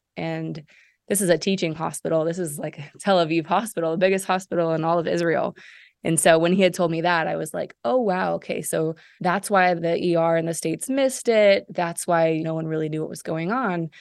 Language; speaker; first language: English; native; English